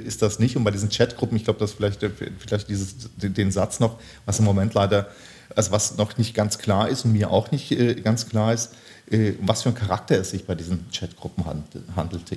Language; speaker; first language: German; early bilingual, other home language; Turkish